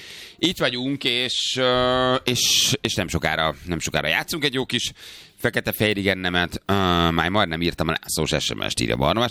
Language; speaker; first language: Hungarian; native; Hungarian